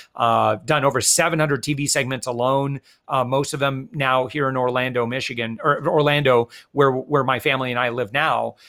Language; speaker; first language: English; native; English